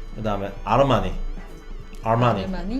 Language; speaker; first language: Korean; native; Korean